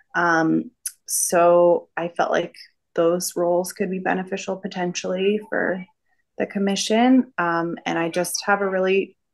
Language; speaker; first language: English; native; English